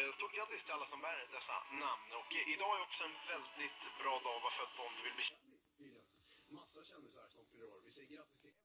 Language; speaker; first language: Swedish; native; Swedish